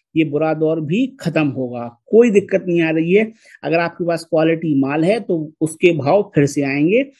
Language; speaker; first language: Hindi; native; Hindi